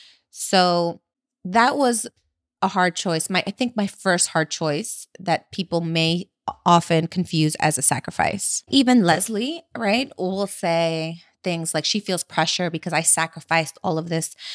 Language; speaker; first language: English; early bilingual, other home language; Spanish